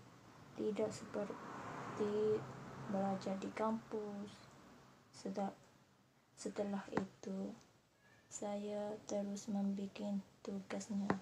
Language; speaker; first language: Indonesian; non-native, learner; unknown